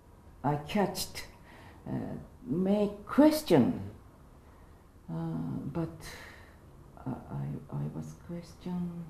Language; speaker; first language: English; non-native, learner; Japanese